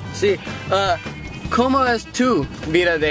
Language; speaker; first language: Spanish; non-native, learner; English